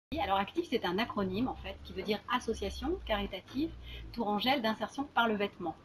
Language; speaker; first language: French; native; French